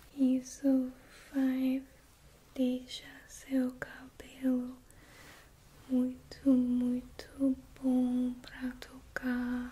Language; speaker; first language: Portuguese; non-native, learner; English